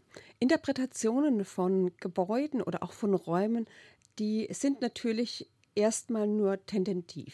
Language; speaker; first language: German; native; German